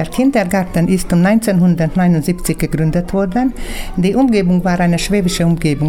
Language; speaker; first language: German; early bilingual, heritage; German